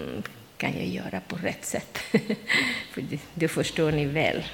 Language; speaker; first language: Swedish; non-native, learner; Spanish